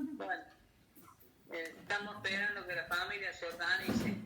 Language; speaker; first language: Spanish; native; Spanish